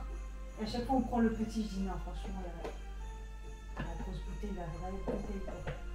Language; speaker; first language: French; native; French